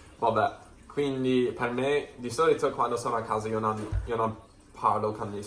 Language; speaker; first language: Italian; non-native, learner; English